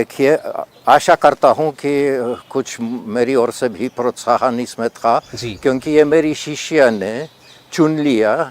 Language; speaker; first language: Hindi; non-native, fluent; Polish